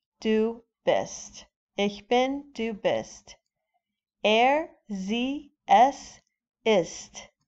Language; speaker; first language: German; non-native, fluent; English